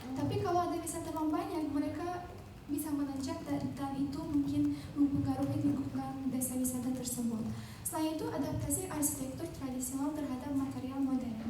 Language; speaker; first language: Indonesian; non-native, fluent; Azerbaijani